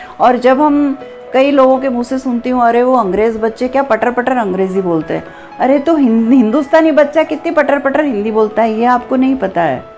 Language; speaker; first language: Hindi; native; Hindi